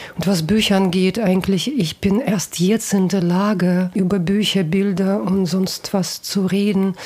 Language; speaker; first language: German; non-native, fluent; Russian